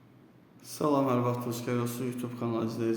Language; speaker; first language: Azerbaijani; native; Azerbaijani